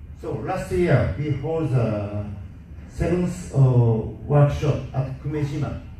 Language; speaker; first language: English; non-native, learner; Japanese